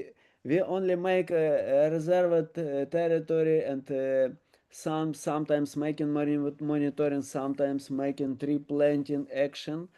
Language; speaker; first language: English; non-native, learner; Ukrainian